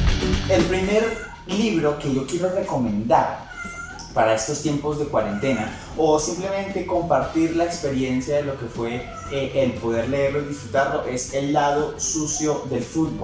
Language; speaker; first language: Spanish; native; Spanish